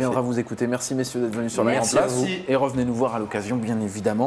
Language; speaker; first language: French; native; French